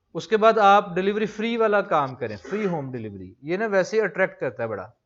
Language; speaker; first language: Urdu; non-native, local second language; Punjabi